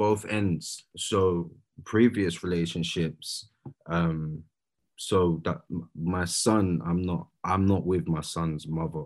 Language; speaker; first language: English; native; English